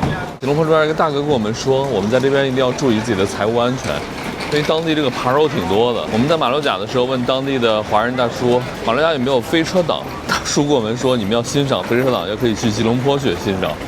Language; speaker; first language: Chinese; native; Chinese